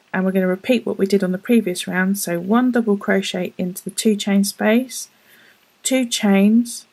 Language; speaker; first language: English; native; English